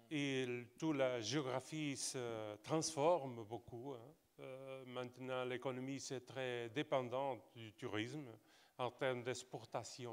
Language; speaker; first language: French; non-native, fluent; Portuguese